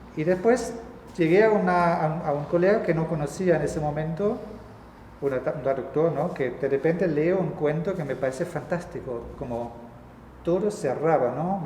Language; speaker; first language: Spanish; non-native, fluent; German